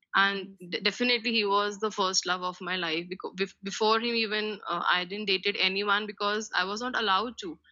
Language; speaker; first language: English; non-native, local second language; Hindi